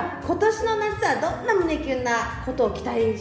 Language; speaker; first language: Japanese; native; Japanese